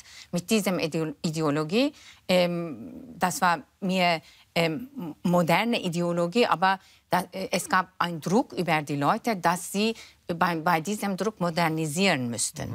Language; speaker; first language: German; non-native, fluent; Turkish